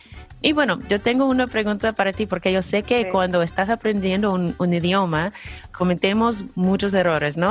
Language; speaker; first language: Spanish; non-native, fluent; English